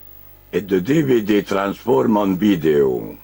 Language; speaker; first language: French; non-native, learner; Romanian